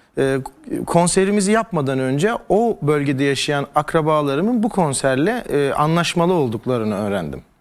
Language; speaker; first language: Turkish; native; Turkish